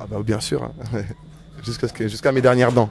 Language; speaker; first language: French; native; French